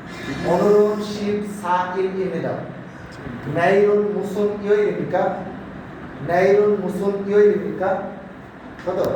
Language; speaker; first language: Korean; non-native, learner; Bangla